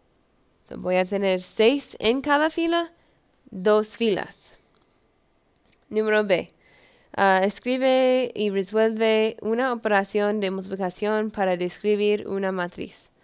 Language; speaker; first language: Spanish; early bilingual, heritage; Spanish